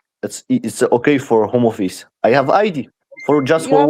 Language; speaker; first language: English; non-native, learner; Persian